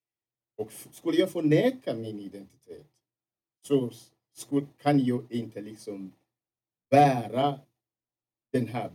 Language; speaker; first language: Swedish; non-native, fluent; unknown